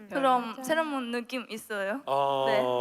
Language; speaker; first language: Korean; non-native, learner; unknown